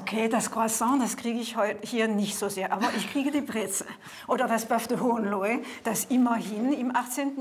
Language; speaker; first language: German; native; German